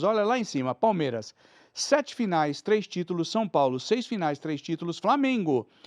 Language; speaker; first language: Portuguese; native; Portuguese